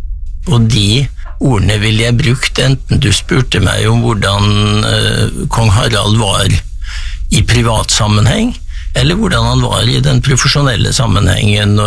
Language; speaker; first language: Norwegian; native; Norwegian